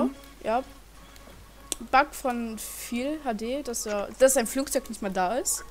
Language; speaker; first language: German; native; German